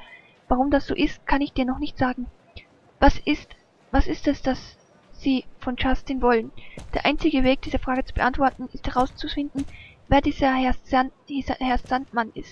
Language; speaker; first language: German; native; German